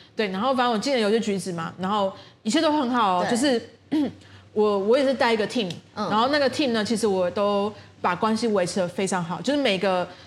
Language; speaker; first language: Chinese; native; Chinese